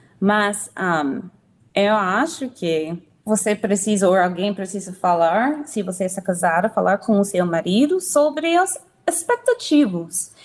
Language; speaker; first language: Portuguese; non-native, learner; English